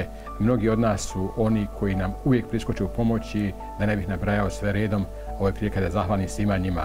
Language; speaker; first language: Croatian; native; Croatian